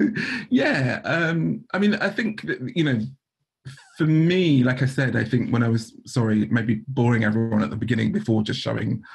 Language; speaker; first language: English; native; English